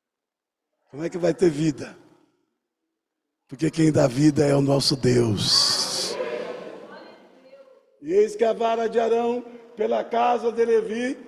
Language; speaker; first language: Portuguese; native; Portuguese